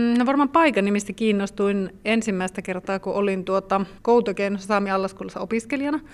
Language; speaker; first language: Finnish; native; Finnish